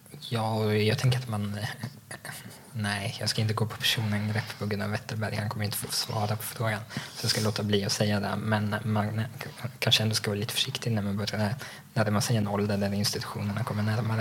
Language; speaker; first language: Swedish; native; Swedish